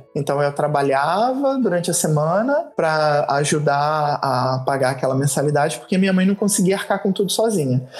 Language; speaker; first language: Portuguese; native; Portuguese